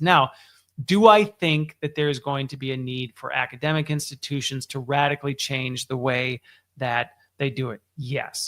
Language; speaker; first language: English; native; English